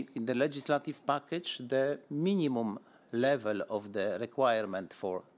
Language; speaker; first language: English; non-native, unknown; Polish